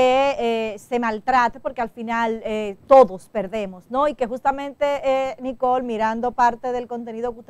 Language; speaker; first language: Spanish; native; Spanish